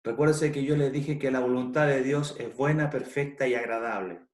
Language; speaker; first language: Spanish; native; Spanish